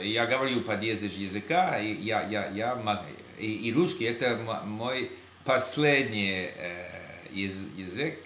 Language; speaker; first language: Russian; non-native, learner; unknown